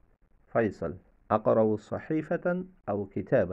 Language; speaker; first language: Arabic; non-native, fluent; Bangla